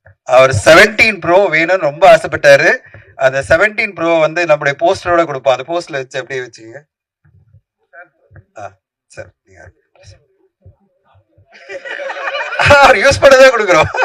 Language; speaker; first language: Tamil; native; Tamil